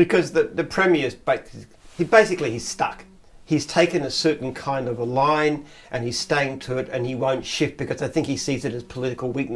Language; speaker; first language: English; native; English